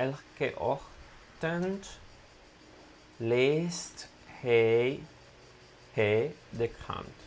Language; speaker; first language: Dutch; non-native, fluent; Italian